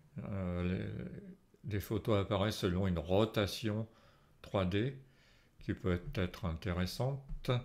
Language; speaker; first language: French; native; French